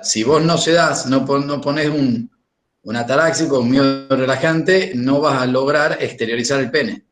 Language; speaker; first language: Spanish; native; Spanish